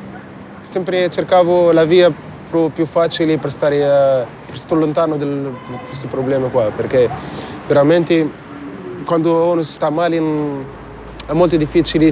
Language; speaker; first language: Italian; non-native, learner; Arabic